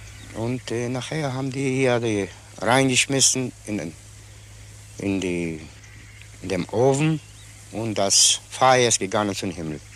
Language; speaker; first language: German; non-native, learner; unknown